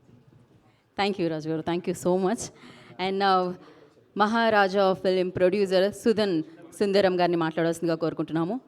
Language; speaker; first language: Telugu; native; Telugu